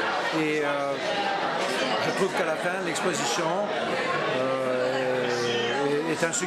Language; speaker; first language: French; non-native, fluent; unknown